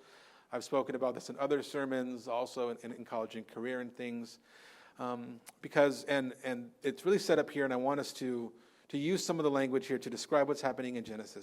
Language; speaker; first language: English; native; English